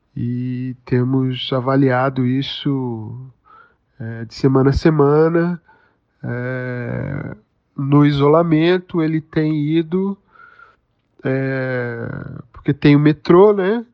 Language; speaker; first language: Portuguese; native; Portuguese